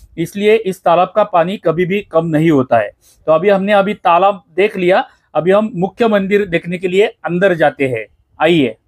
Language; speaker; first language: Hindi; non-native, local second language; Marathi